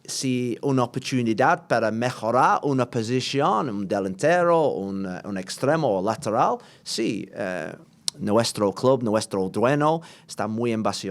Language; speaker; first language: Spanish; non-native, learner; English